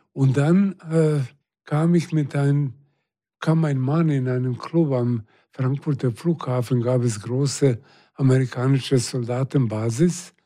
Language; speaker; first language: German; non-native, fluent; Serbian